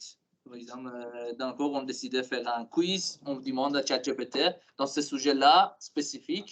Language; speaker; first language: French; non-native, learner; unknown